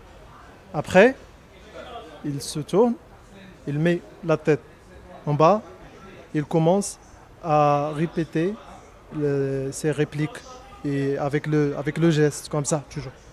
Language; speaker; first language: French; non-native, local second language; Arabic